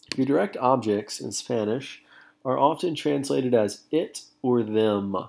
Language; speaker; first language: English; native; English